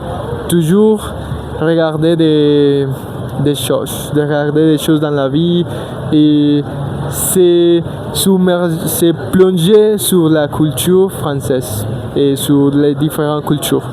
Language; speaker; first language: French; non-native, learner; Spanish